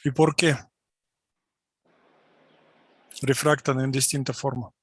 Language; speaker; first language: Spanish; non-native, fluent; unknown